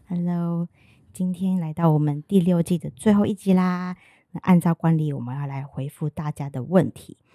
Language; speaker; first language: Chinese; native; Chinese